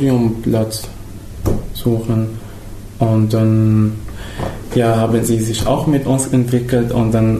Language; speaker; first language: German; non-native, fluent; Arabic